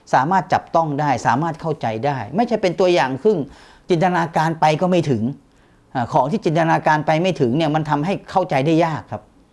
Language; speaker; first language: Thai; native; Thai